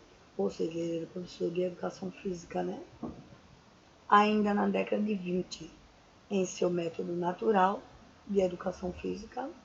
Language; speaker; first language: Portuguese; native; Portuguese